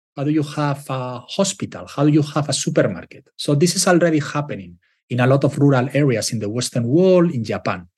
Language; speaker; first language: English; non-native, fluent; Spanish